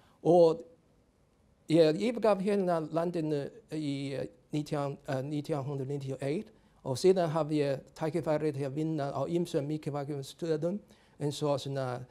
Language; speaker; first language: Icelandic; non-native, fluent; Chinese